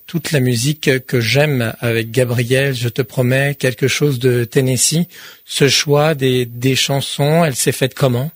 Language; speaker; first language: French; native; French